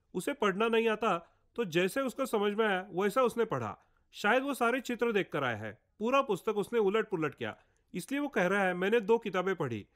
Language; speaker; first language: Hindi; non-native, local second language; Marathi